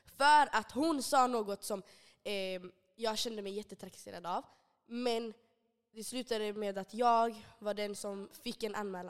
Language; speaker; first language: Swedish; early bilingual, other home language; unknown